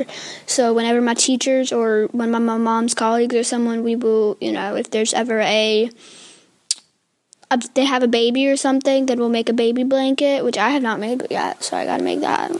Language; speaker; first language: English; native; English